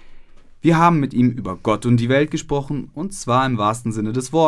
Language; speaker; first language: German; native; German